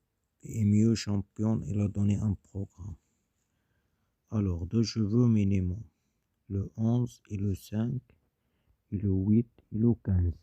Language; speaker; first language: French; non-native, learner; Arabic